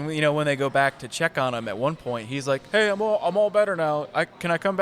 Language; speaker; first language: English; native; English